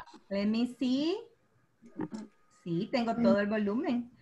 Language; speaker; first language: Spanish; native; Spanish